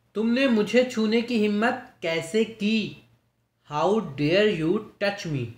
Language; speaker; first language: Hindi; native; Hindi